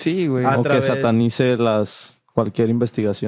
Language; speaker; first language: Spanish; native; Spanish